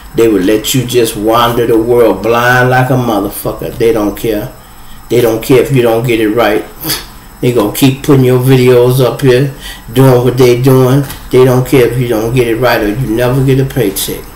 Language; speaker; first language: English; native; English